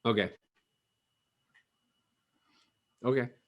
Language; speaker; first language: English; native; English